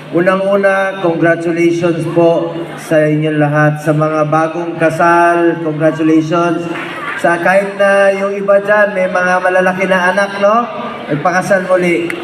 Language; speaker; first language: Filipino; non-native, local second language; Cebuano